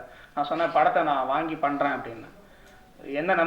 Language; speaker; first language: Tamil; native; Tamil